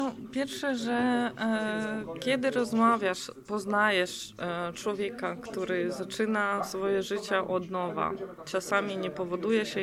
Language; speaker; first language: Polish; non-native, fluent; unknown